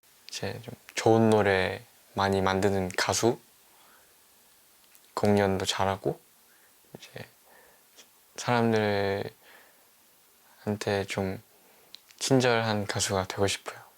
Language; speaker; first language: Korean; early bilingual, other home language; Vietnamese